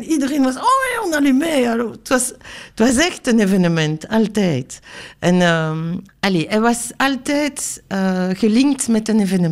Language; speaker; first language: Dutch; non-native, local second language; French